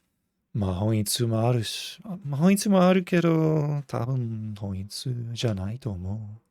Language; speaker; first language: Japanese; non-native, fluent; English